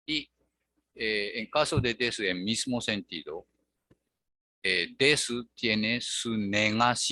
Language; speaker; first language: Spanish; non-native, fluent; Japanese